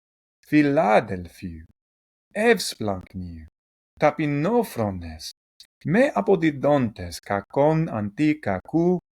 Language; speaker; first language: Greek; non-native, learner; English